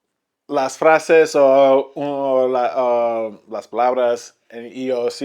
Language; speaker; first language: Spanish; non-native, learner; English